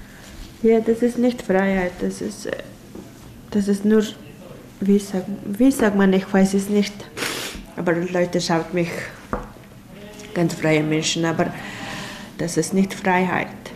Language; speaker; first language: German; non-native, learner; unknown